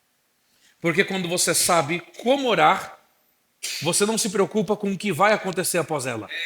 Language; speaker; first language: Portuguese; native; Portuguese